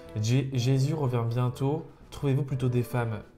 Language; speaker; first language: French; native; French